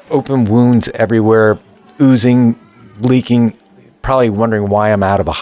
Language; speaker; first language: English; native; English